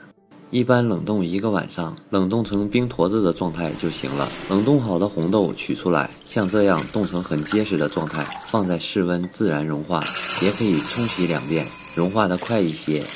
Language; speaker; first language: Chinese; native; Chinese